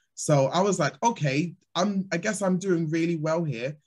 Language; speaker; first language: English; native; English